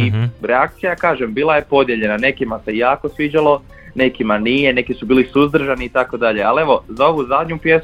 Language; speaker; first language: Croatian; native; Croatian